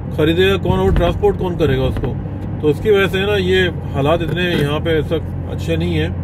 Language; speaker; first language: Urdu; native; Urdu